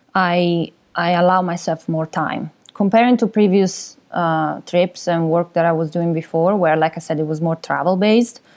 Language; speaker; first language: English; non-native, fluent; Italian